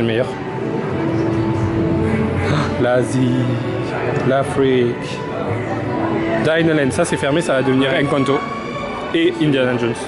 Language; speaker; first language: French; native; French